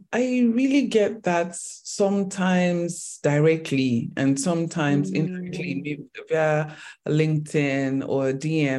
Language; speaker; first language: English; non-native, local second language; Yoruba